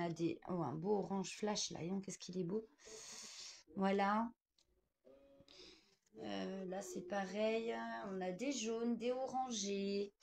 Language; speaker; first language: French; native; French